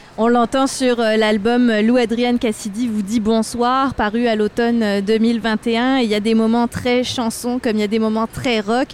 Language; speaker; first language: French; native; French